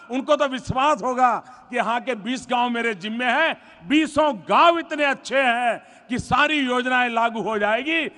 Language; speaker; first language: Hindi; non-native, local second language; Gujarati